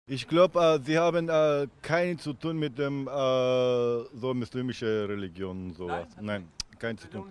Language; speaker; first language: German; non-native, learner; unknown